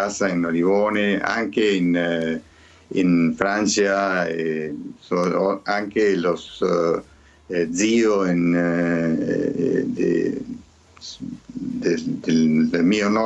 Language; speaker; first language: Italian; early bilingual, heritage; Spanish